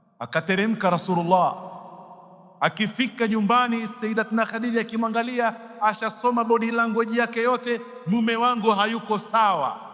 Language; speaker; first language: Swahili; native; Swahili